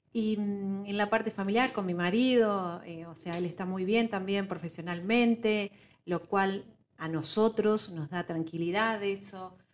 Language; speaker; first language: Spanish; native; Spanish